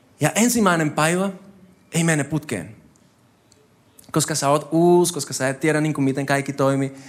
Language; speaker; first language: Finnish; non-native, fluent; Spanish